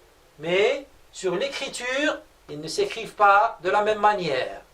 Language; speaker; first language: French; non-native, local second language; Arabic